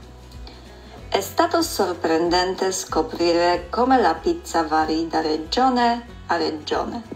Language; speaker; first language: Italian; non-native, fluent; Polish